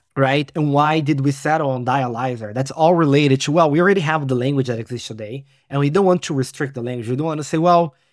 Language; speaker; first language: English; non-native, fluent; Portuguese